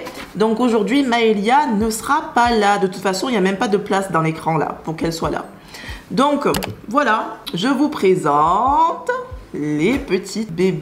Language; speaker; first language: French; native; French